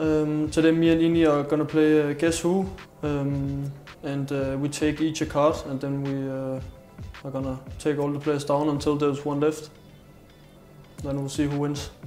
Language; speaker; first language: English; non-native, fluent; Danish